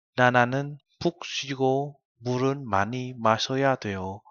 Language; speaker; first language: Korean; non-native, fluent; Vietnamese